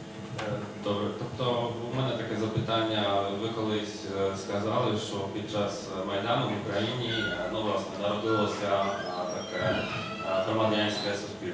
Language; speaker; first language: Ukrainian; non-native, fluent; Polish